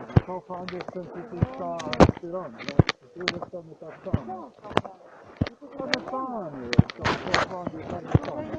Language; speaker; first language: Polish; non-native, learner; Slovenian